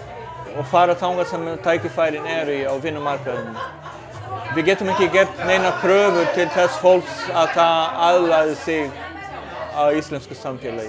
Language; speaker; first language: Icelandic; non-native, fluent; Portuguese